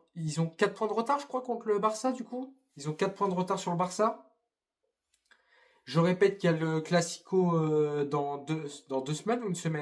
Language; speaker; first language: French; native; French